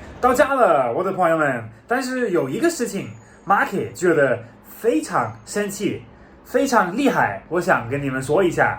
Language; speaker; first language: Chinese; non-native, fluent; German